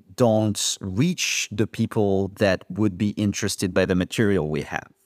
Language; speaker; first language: English; non-native, fluent; French